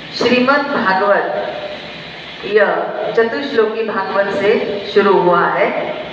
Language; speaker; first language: Hindi; non-native, local second language; Marathi